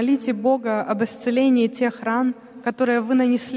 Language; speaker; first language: Russian; native; Russian